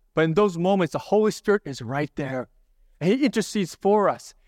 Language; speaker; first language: English; native; English